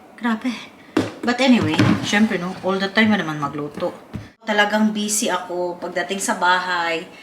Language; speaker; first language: Filipino; non-native, local second language; Cebuano